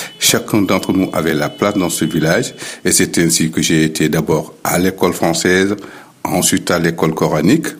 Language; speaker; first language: French; non-native, local second language; Fula